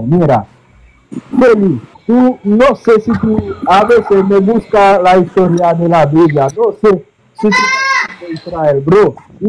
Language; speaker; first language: Spanish; non-native, fluent; Haitian Creole